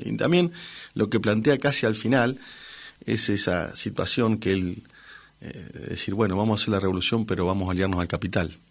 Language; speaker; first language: Spanish; native; Spanish